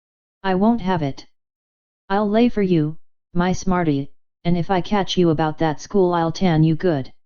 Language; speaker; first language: English; native; English